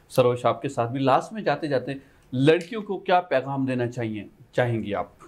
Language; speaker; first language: Urdu; non-native, local second language; Sindhi